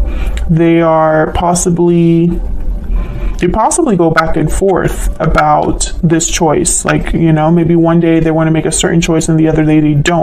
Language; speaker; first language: English; native; English